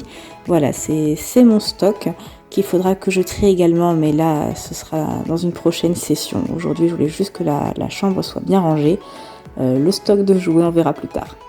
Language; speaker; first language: French; native; French